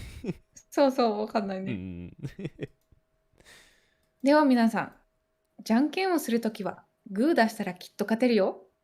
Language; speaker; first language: Japanese; native; Japanese